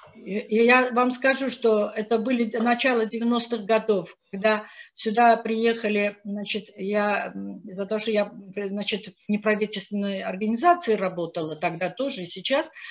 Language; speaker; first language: Russian; non-native, local second language; Azerbaijani